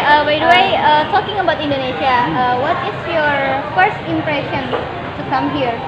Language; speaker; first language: English; non-native, learner; Indonesian